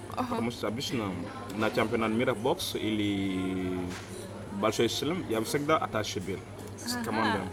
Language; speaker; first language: Russian; non-native, learner; Wolof